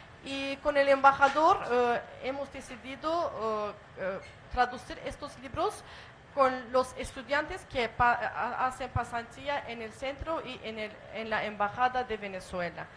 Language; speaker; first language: Spanish; non-native, fluent; Azerbaijani